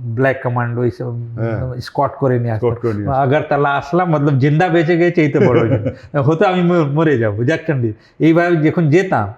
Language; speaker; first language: Bangla; non-native, local second language; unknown